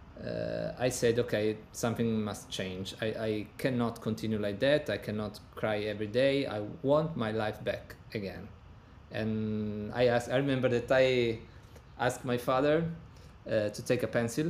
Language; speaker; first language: English; non-native, learner; Italian